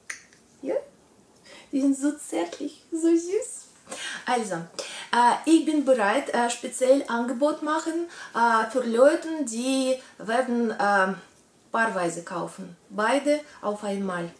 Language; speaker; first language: German; non-native, learner; Russian